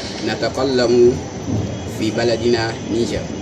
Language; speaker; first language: Arabic; non-native, learner; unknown